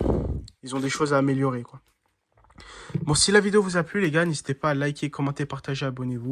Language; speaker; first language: French; native; French